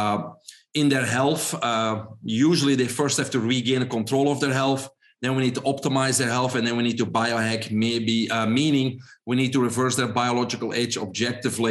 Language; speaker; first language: English; non-native, fluent; Dutch